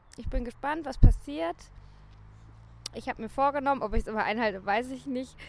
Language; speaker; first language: German; native; German